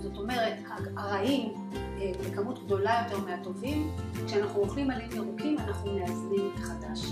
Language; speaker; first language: Hebrew; native; Hebrew